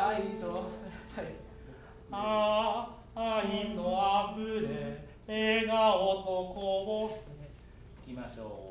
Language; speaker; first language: Japanese; native; Japanese